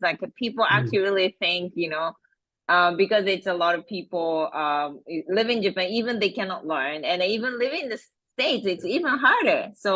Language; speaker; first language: English; non-native, fluent; Japanese